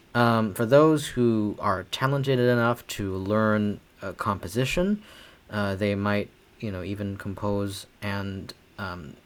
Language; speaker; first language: English; non-native, fluent; Chinese